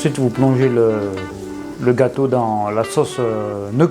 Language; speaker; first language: French; native; French